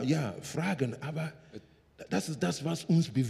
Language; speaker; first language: German; non-native, learner; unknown